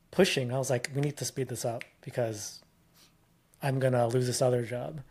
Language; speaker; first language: English; early bilingual, other home language; Filipino